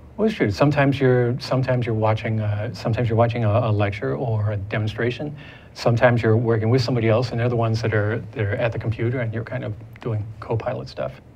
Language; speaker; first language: English; native; English